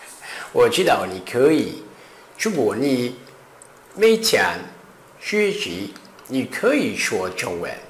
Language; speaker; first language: Chinese; non-native, learner; Portuguese